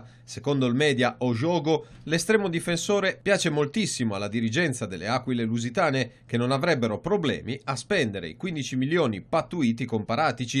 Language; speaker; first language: Italian; native; Italian